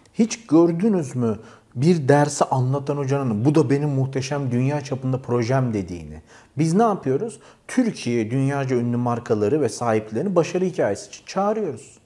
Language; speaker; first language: Turkish; native; Turkish